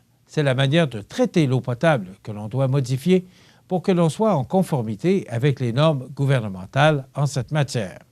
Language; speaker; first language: French; native; French